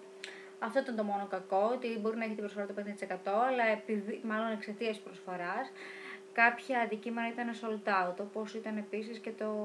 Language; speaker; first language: Greek; native; Greek